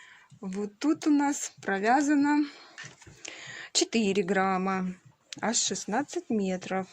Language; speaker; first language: Russian; native; Russian